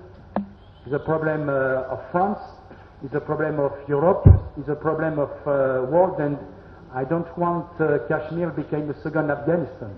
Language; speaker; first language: English; non-native, learner; French